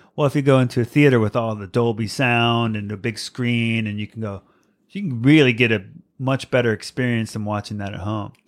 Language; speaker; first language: English; native; English